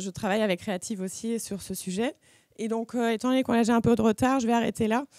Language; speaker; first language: French; early bilingual, other home language; German